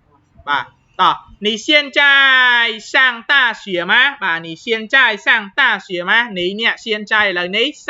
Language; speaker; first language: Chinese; non-native, fluent; Khmer